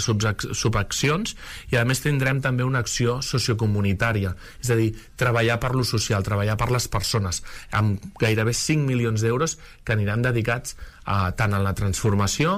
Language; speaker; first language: Catalan; native; Catalan